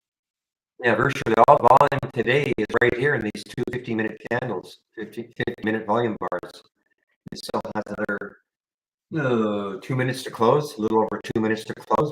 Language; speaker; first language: English; native; English